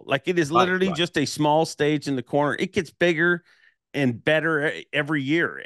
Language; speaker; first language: English; native; English